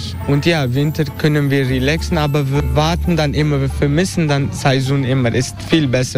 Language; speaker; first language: German; non-native, fluent; Turkish